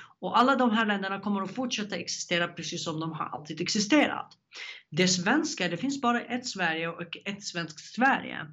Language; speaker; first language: Swedish; non-native, fluent; Arabic